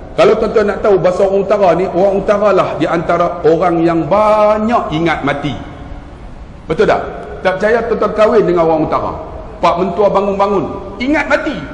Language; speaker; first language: Malay; native; Malay